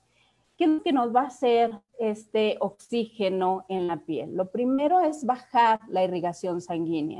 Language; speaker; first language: Spanish; native; Spanish